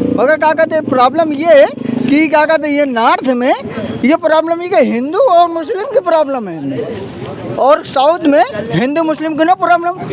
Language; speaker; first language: Hindi; non-native, local second language; Malayalam